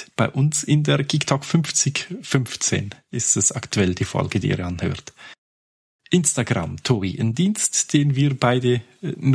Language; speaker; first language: German; native; German